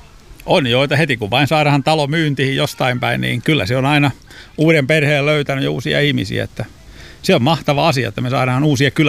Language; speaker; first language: Finnish; native; Finnish